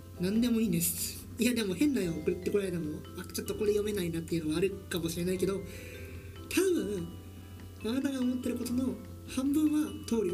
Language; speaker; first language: Japanese; native; Japanese